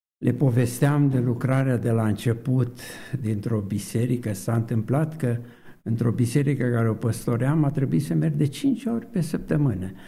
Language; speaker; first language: Romanian; native; Romanian